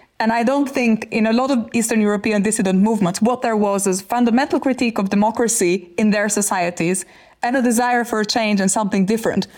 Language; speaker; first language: English; non-native, fluent; Albanian